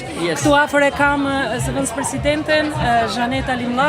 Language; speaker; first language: Albanian; native; Albanian